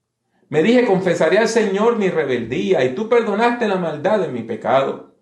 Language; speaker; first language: Spanish; native; Spanish